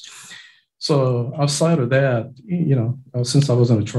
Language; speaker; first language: English; non-native, fluent; Japanese